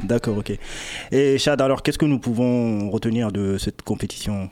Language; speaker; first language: French; native; French